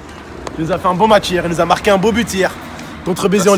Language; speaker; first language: French; native; French